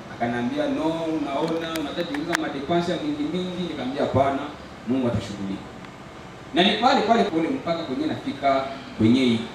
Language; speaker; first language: Swahili; native; Swahili